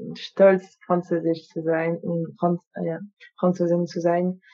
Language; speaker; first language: German; non-native, fluent; French